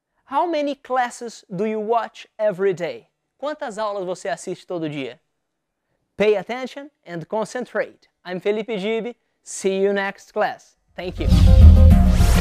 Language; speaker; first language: English; non-native, fluent; Portuguese